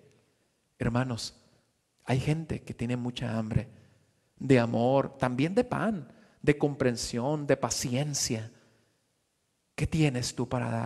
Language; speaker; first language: Spanish; native; Spanish